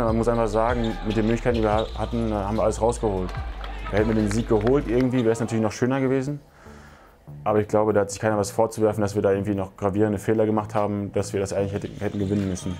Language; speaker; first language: German; native; German